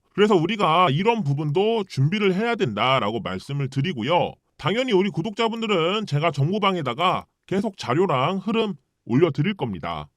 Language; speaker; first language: Korean; early bilingual, heritage; Korean